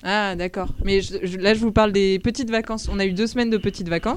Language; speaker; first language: French; native; French